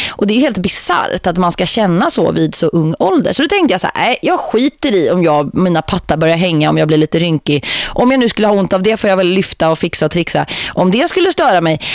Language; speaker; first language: Swedish; native; Swedish